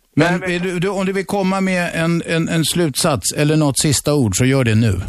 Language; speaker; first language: Swedish; native; Swedish